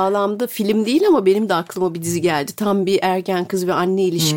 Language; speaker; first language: Turkish; native; Turkish